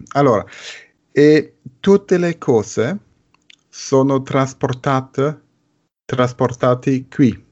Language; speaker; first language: Italian; non-native, learner; German